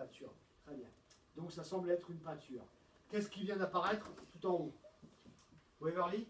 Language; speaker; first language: French; native; French